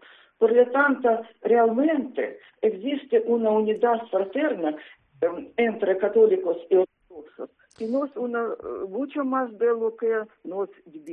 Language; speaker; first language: Spanish; non-native, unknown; Ukrainian